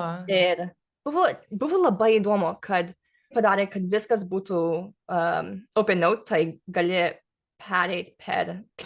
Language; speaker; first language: Lithuanian; early bilingual, heritage; English